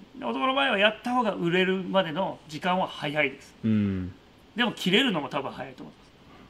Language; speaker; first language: Japanese; native; Japanese